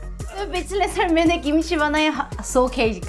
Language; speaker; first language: Hindi; non-native, fluent; Korean